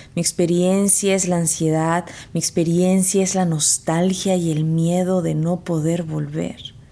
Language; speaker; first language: Spanish; native; Spanish